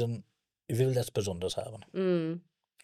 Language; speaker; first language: German; non-native, learner; English